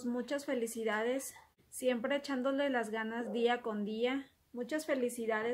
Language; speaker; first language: Spanish; early bilingual, heritage; Spanish